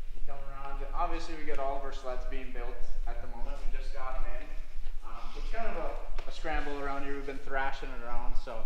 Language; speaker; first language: English; native; English